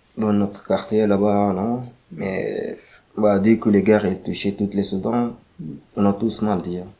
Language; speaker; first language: French; non-native, learner; Arabic